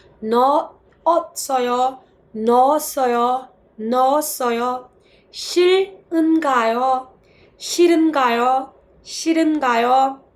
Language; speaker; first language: Korean; non-native, fluent; Burmese